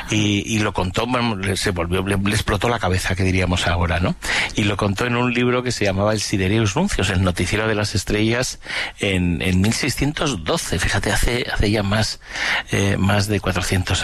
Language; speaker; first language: Spanish; native; Spanish